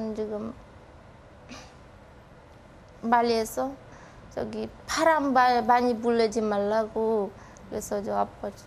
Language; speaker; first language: Korean; non-native, learner; Indonesian